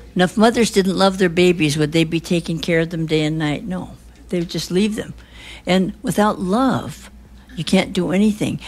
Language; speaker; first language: English; early bilingual, other home language; Chinese